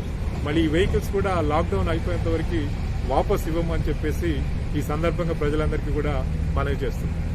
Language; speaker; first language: Telugu; native; Telugu